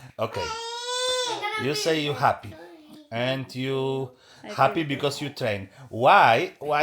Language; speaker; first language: English; non-native, learner; Polish